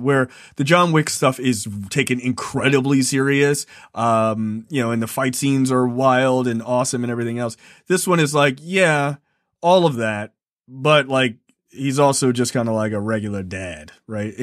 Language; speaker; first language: English; native; English